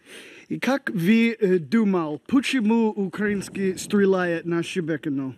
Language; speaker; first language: Russian; non-native, learner; English